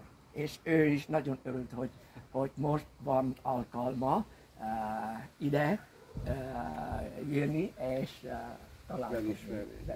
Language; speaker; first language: Hungarian; non-native, learner; Vietnamese